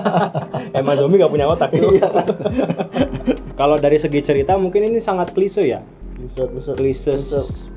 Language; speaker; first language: Indonesian; native; Indonesian